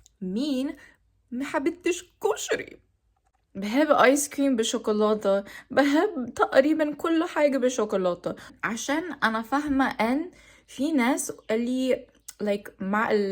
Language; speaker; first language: Arabic; non-native, learner; English